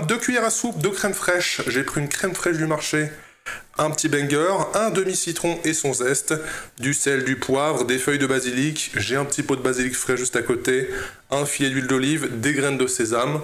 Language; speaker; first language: French; native; French